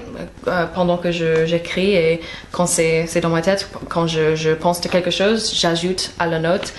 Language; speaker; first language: French; non-native, fluent; English